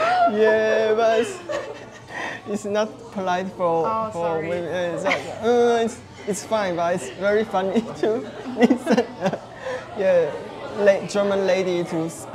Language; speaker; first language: English; non-native, learner; Chinese